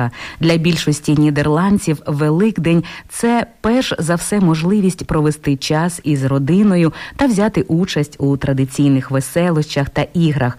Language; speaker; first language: Ukrainian; native; Ukrainian